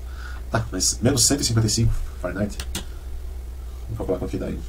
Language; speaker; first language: Portuguese; native; Portuguese